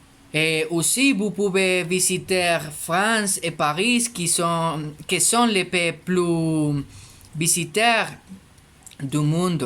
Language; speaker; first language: French; non-native, learner; Spanish